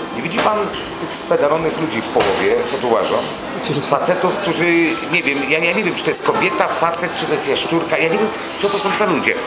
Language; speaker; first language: Polish; native; Polish